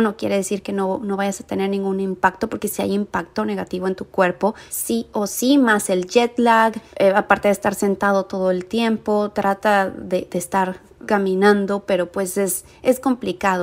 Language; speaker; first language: Spanish; native; Spanish